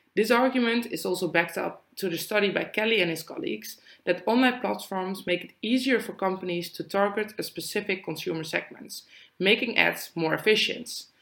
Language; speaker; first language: English; non-native, fluent; Dutch